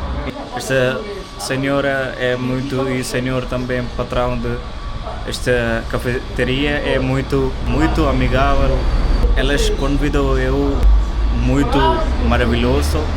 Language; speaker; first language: Portuguese; non-native, learner; Malayalam